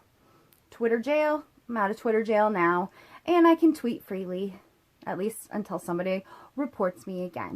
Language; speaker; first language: English; native; English